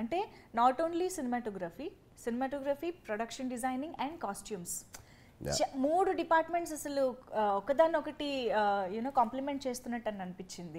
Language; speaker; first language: Telugu; native; Telugu